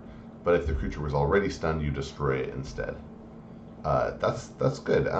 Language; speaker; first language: English; native; English